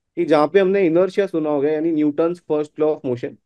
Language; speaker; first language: Hindi; non-native, local second language; Gujarati